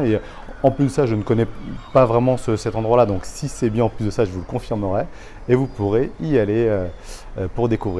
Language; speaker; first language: French; early bilingual, other home language; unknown